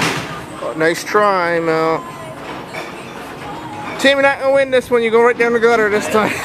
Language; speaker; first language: English; native; English